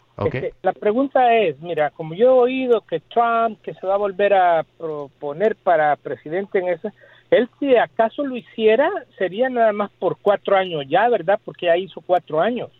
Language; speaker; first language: Spanish; native; Spanish